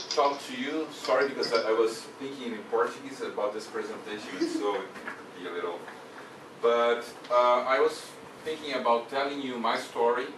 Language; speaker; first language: English; non-native, fluent; Portuguese